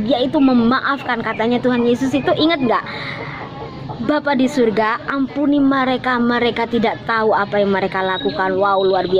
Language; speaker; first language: Indonesian; non-native, local second language; Javanese